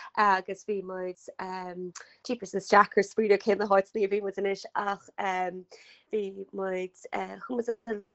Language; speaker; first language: Irish; native; Irish